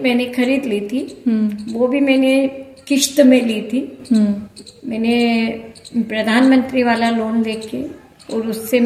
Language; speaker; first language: Hindi; native; Hindi